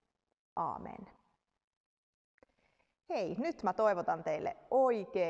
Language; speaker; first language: Finnish; native; Finnish